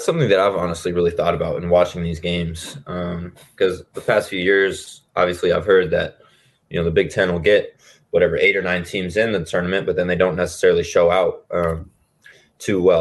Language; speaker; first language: English; native; English